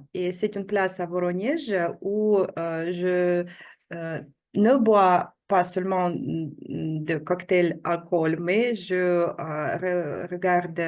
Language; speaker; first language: French; non-native, fluent; Russian